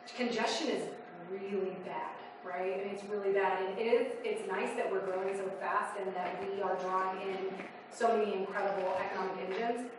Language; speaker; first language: English; native; English